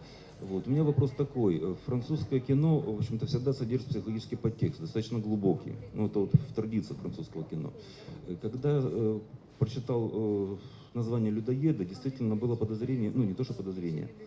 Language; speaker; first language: Russian; native; Russian